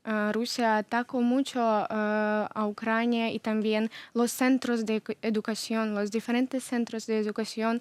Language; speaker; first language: Spanish; non-native, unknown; Ukrainian